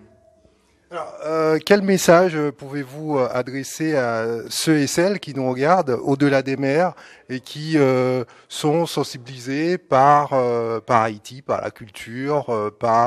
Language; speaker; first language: French; native; French